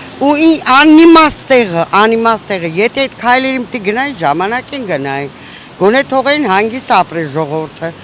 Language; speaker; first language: Armenian; native; Armenian